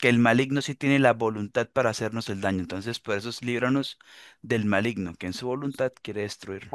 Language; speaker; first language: Spanish; native; Spanish